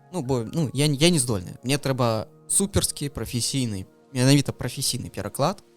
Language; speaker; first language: Belarusian; non-native, local second language; Russian